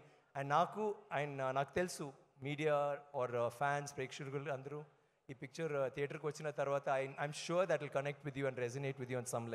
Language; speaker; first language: Telugu; non-native, fluent; Tamil